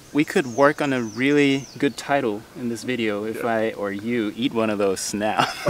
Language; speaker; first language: English; non-native, fluent; German